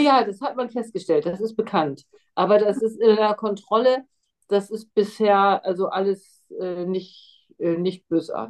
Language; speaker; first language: German; native; German